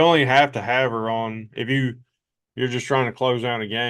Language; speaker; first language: English; native; English